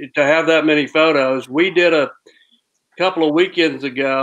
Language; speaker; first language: English; native; English